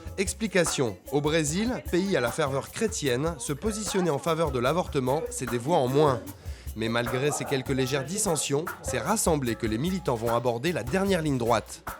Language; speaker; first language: French; native; French